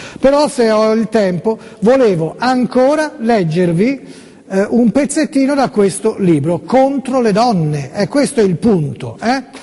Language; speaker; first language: Italian; native; Italian